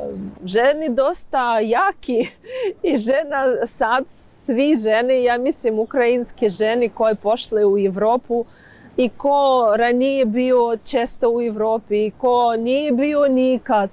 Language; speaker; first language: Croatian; non-native, learner; Ukrainian